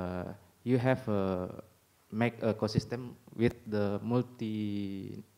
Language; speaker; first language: English; non-native, learner; Indonesian